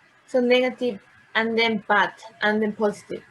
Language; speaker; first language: English; non-native, learner; Japanese